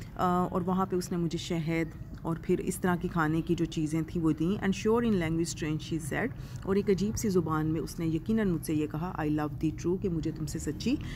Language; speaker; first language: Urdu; non-native, local second language; Punjabi